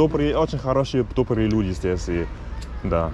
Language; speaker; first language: Russian; non-native, learner; German